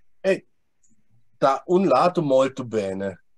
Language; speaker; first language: Italian; non-native, fluent; German